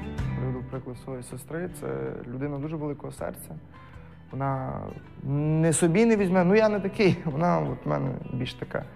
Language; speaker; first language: Ukrainian; native; Ukrainian